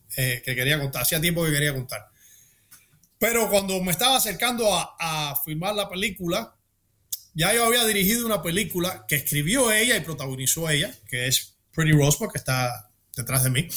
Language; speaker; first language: Spanish; early bilingual, heritage; Spanish